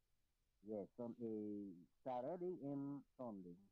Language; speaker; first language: English; non-native, learner; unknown